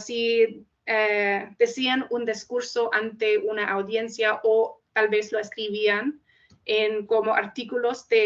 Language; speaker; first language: Spanish; non-native, fluent; English